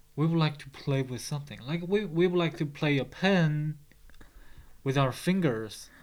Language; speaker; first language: English; non-native, fluent; Chinese